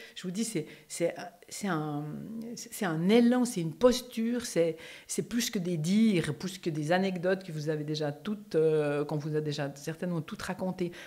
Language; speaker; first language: French; native; French